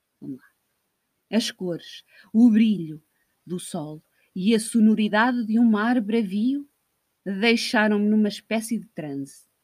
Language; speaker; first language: Portuguese; native; Portuguese